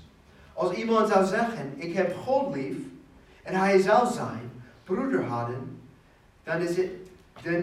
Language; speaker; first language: Dutch; non-native, fluent; English